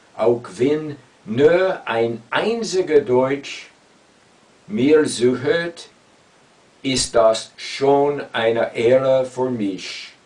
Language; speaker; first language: German; non-native, fluent; English